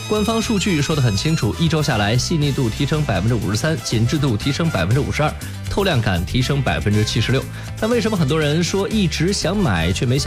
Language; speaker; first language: Chinese; native; Chinese